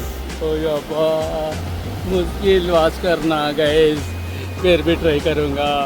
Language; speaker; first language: Hindi; non-native, local second language; Kannada